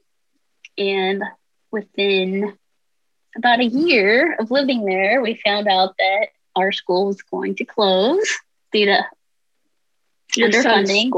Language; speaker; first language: English; native; English